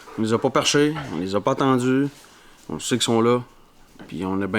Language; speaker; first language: French; native; French